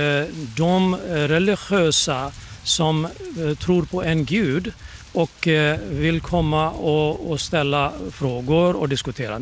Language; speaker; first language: Swedish; non-native, fluent; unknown